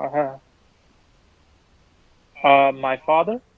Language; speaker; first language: English; non-native, learner; Chinese